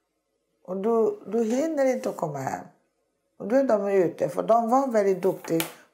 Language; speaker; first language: Swedish; non-native, learner; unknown